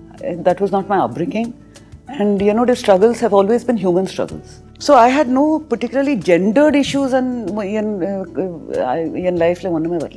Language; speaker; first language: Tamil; early bilingual, heritage; Tamil